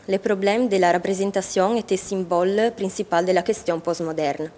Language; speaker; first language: French; non-native, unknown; Italian